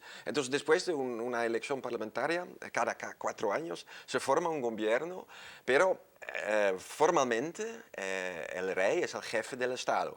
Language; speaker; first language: Spanish; non-native, fluent; Dutch